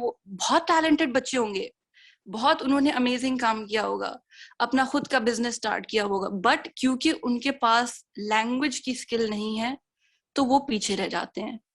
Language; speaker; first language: Hindi; native; Hindi